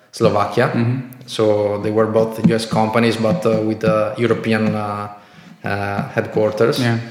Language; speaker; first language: English; non-native, fluent; Italian